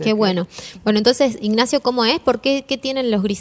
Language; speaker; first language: Spanish; native; Spanish